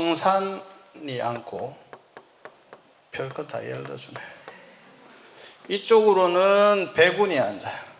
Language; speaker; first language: Korean; native; Korean